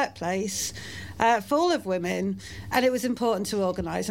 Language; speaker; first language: English; native; English